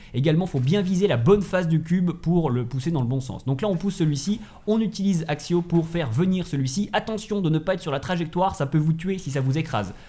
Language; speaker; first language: French; native; French